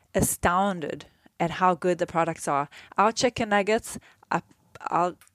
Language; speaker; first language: English; native; English